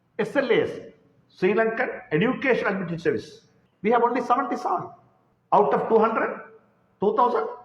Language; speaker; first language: English; non-native, local second language; Tamil